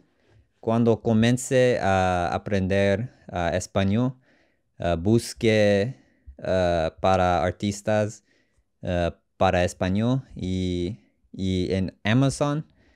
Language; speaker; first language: Spanish; non-native, learner; English